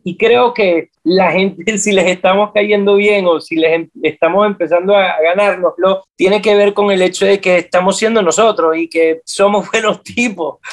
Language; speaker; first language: Spanish; native; Spanish